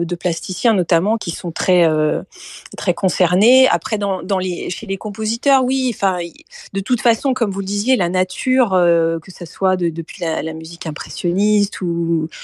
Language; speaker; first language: French; native; French